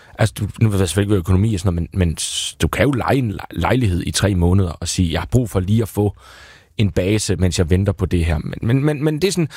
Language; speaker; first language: Danish; native; Danish